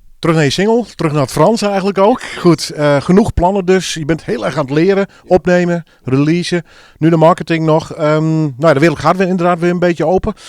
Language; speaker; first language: Dutch; non-native, local second language; Western Frisian